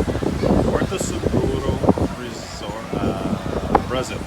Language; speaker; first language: Portuguese; non-native, learner; English